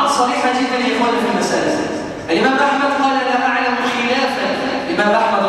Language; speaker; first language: Arabic; native; Arabic